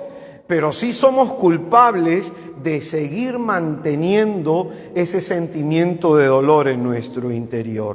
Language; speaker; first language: Spanish; native; Spanish